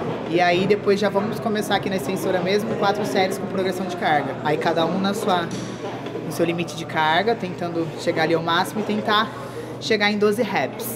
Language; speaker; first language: Portuguese; native; Portuguese